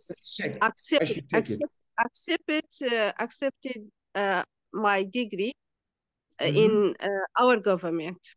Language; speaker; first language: English; non-native, learner; Kurdish